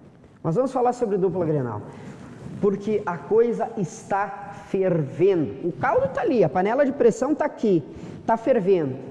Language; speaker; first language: Portuguese; native; Portuguese